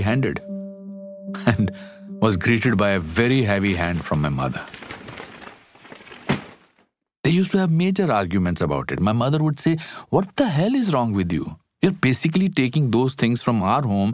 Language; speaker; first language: English; non-native, local second language; Kashmiri